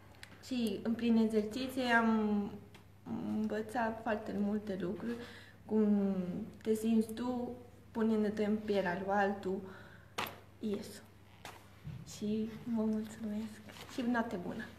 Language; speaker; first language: Romanian; early bilingual, heritage; Romanian